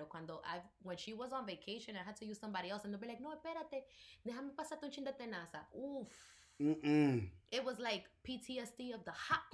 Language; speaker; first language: English; native; English